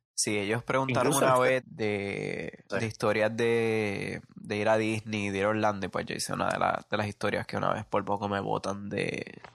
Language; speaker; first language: Spanish; native; Spanish